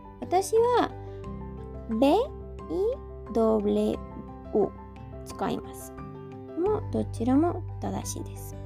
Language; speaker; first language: Japanese; non-native, learner; Spanish